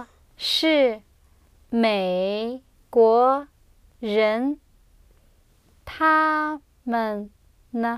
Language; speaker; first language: Chinese; non-native, learner; English